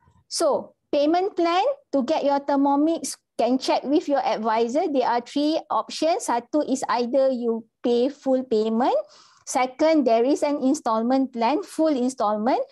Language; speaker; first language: English; non-native, local second language; Malay